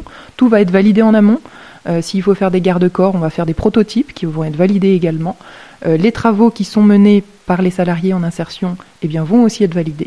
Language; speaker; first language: French; native; French